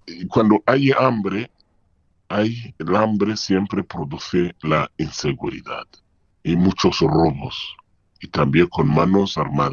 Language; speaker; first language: Spanish; non-native, fluent; Kinyarwanda